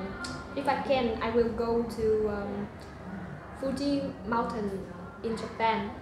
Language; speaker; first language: English; non-native, learner; Vietnamese